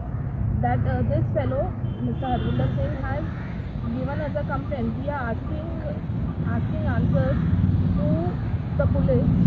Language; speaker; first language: English; non-native, local second language; Hindi